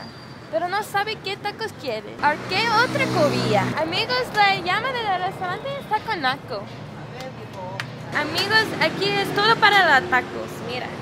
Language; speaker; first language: Spanish; non-native, learner; English